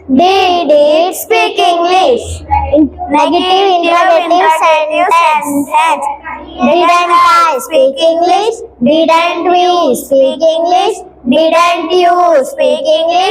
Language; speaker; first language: English; non-native, learner; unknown